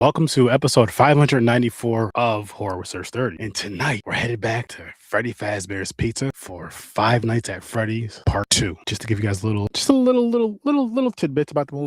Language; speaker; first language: English; native; English